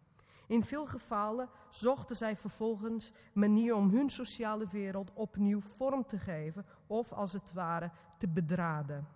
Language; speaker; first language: Dutch; non-native, fluent; Portuguese